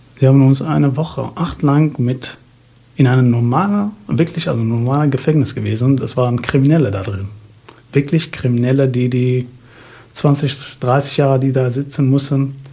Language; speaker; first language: German; non-native, fluent; Arabic